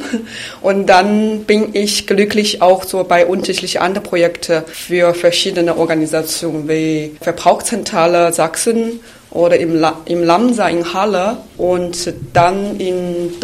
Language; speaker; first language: German; non-native, fluent; Chinese